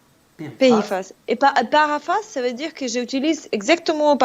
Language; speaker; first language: French; non-native, fluent; Russian